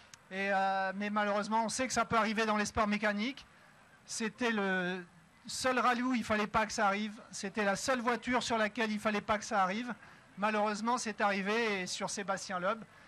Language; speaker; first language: French; native; French